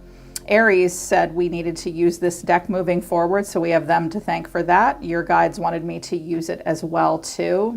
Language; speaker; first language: English; native; English